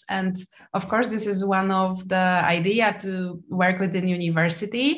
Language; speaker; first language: English; non-native, fluent; Polish